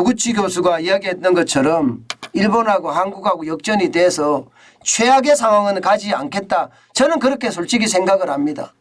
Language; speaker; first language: Korean; native; Korean